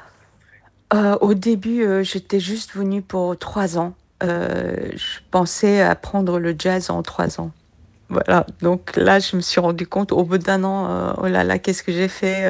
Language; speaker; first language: French; non-native, fluent; Korean